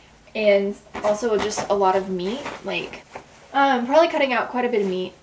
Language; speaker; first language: English; native; English